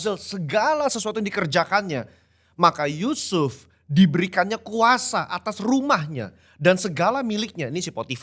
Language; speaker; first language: Indonesian; native; Indonesian